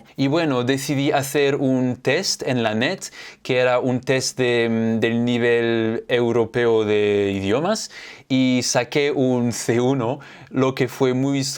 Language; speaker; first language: Spanish; non-native, fluent; French